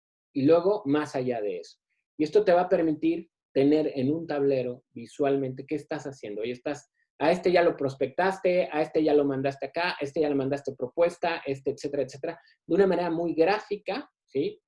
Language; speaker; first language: Spanish; native; Spanish